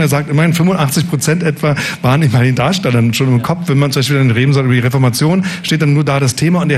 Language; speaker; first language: German; native; German